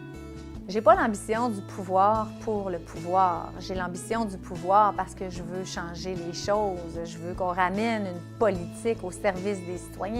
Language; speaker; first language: French; native; French